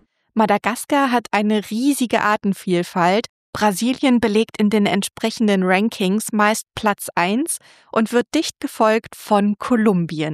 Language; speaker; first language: German; native; German